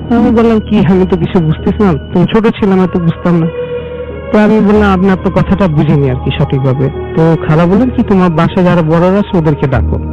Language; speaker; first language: Bangla; early bilingual, heritage; Bangla